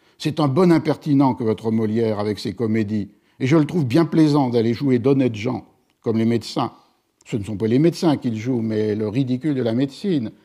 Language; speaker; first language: French; native; French